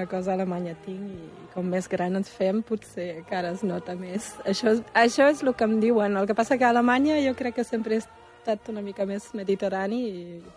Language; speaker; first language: Catalan; non-native, fluent; German